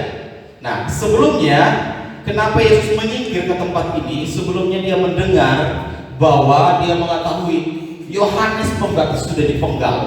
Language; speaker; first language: Indonesian; native; Indonesian